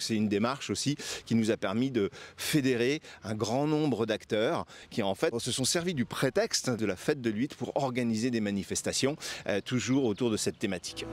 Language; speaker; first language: French; native; French